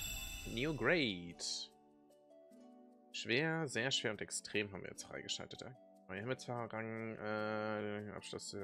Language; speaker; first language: German; native; German